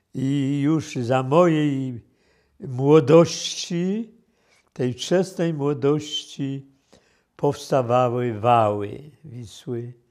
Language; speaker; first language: Polish; native; Polish